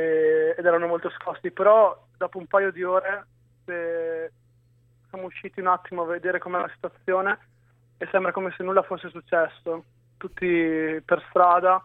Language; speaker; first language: Italian; native; Italian